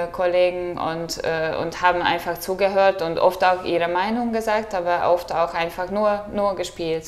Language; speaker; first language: German; non-native, fluent; Hungarian